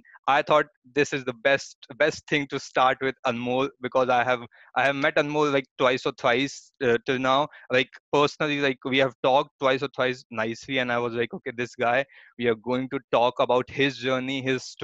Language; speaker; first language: English; non-native, local second language; Hindi